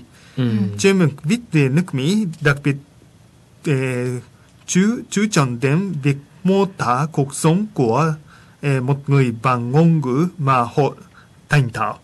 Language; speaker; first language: Vietnamese; non-native, fluent; Japanese